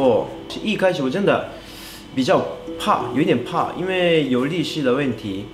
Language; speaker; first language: Chinese; non-native, fluent; Japanese